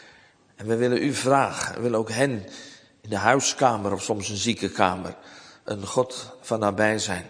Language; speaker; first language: Dutch; native; Dutch